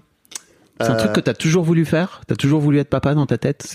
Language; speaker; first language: French; native; French